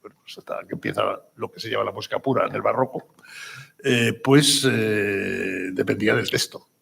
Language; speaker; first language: Spanish; native; Spanish